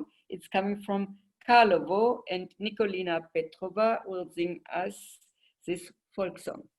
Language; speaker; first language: English; non-native, fluent; German